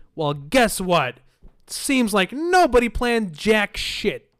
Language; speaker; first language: English; early bilingual, other home language; Arabic